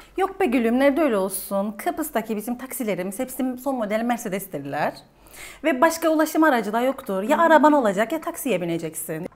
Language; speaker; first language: Turkish; native; Turkish